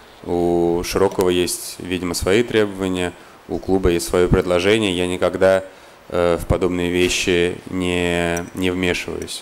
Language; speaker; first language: Russian; native; Russian